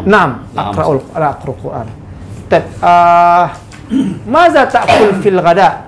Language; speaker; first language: Arabic; non-native, fluent; Indonesian